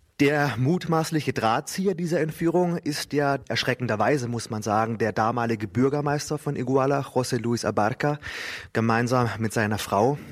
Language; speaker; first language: German; native; German